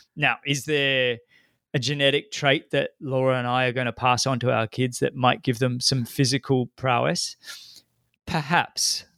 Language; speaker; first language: English; native; English